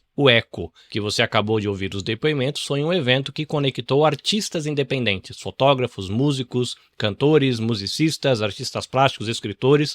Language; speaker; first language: Portuguese; native; Portuguese